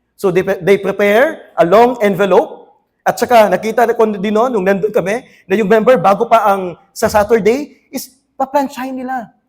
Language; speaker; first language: Filipino; native; Filipino